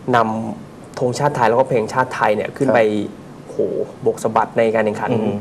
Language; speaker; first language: Thai; native; Thai